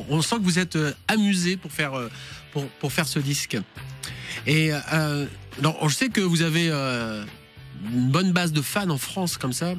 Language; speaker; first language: French; native; French